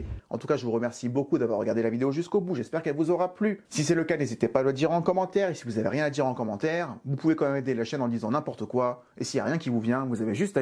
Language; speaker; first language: French; native; French